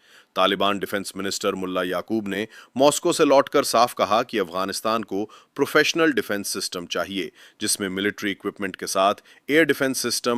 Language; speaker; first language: Hindi; native; Hindi